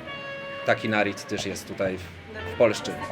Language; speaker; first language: Polish; non-native, local second language; Rusyn